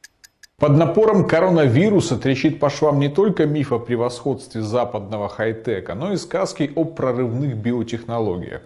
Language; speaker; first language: Russian; native; Russian